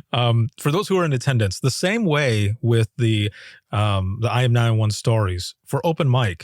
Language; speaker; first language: English; native; English